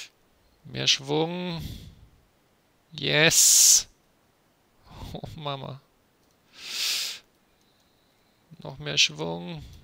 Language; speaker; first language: German; native; German